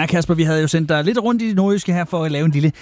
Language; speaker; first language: Danish; native; Danish